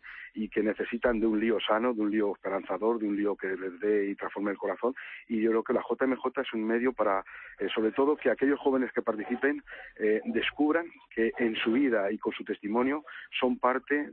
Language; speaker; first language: Spanish; native; Spanish